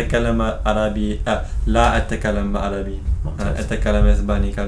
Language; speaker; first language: Arabic; non-native, learner; English